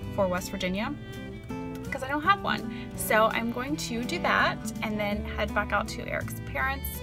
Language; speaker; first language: English; native; English